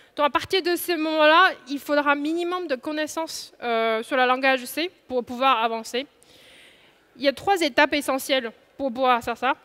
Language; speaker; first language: French; non-native, fluent; Chinese